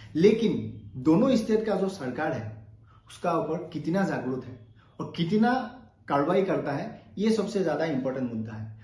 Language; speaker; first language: Hindi; non-native, local second language; Assamese